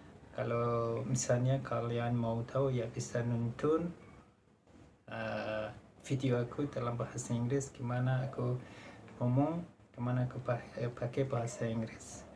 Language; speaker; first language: Indonesian; non-native, fluent; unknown